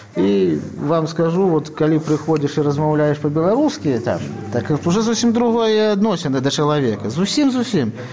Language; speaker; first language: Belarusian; non-native, local second language; Russian